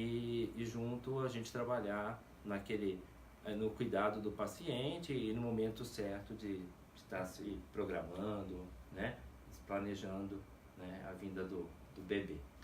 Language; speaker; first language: Portuguese; native; Portuguese